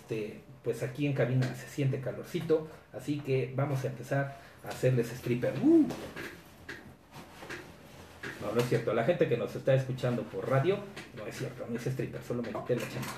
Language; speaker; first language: Spanish; native; Spanish